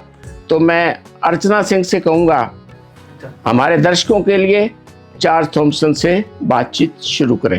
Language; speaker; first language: Hindi; native; Hindi